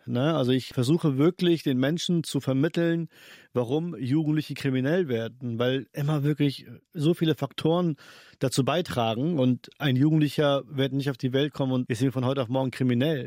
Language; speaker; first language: German; early bilingual, other home language; Albanian